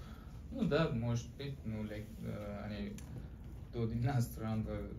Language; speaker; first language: Russian; non-native, learner; Uzbek